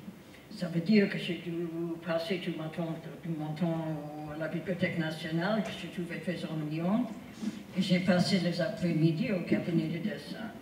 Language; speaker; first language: French; non-native, fluent; English